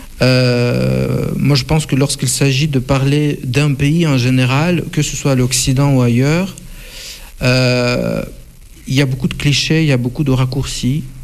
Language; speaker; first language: French; non-native, fluent; Russian